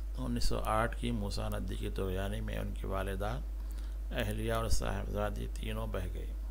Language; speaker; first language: Urdu; native; Urdu